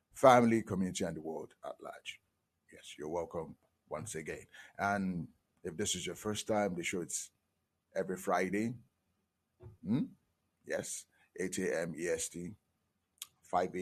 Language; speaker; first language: English; non-native, local second language; Igbo